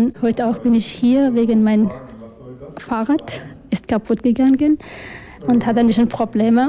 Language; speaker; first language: German; non-native, learner; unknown